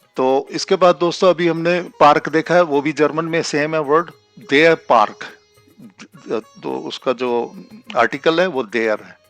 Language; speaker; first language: Hindi; non-native, local second language; Punjabi